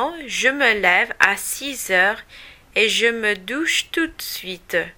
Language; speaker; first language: French; non-native, learner; English